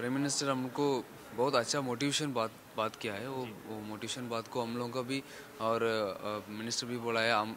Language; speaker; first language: Hindi; non-native, local second language; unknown